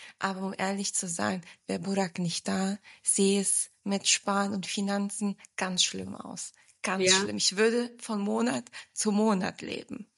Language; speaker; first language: German; early bilingual, other home language; Turkish